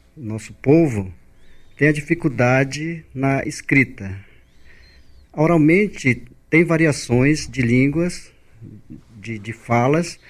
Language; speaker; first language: Portuguese; non-native, local second language; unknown